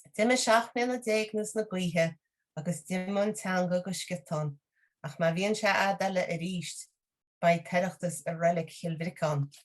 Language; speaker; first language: Irish; native; Irish